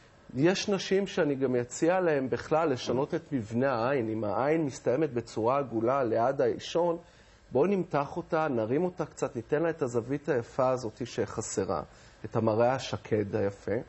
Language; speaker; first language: Hebrew; native; Hebrew